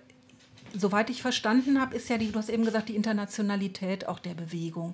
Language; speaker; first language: German; native; German